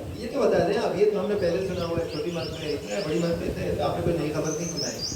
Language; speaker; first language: Urdu; non-native, local second language; Sindhi